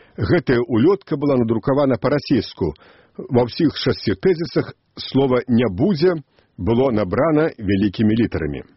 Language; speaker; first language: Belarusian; native; Belarusian